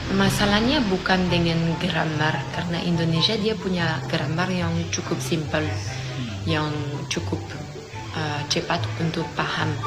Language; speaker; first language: Indonesian; non-native, fluent; French